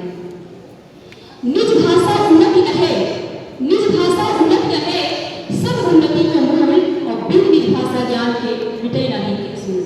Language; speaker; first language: Hindi; native; Hindi